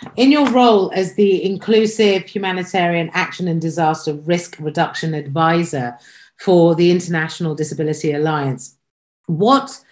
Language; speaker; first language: English; native; English